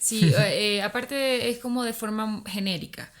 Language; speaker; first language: Spanish; native; Spanish